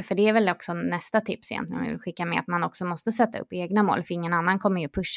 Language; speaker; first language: Swedish; native; Swedish